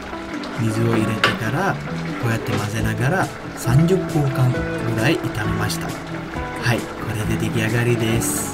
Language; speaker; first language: Japanese; non-native, learner; Sinhala